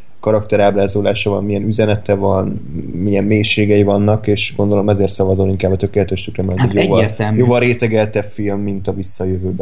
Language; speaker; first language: Hungarian; native; Hungarian